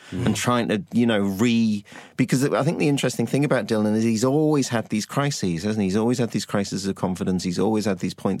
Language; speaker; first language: English; native; English